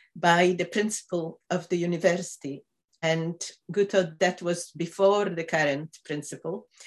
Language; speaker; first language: English; non-native, fluent; Polish